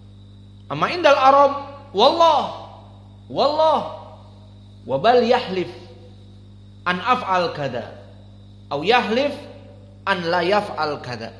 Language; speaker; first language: Arabic; non-native, fluent; Indonesian